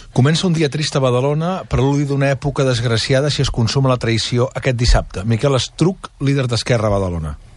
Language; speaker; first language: Catalan; native; Catalan